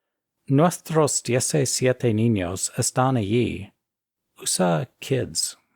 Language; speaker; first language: Spanish; non-native, fluent; English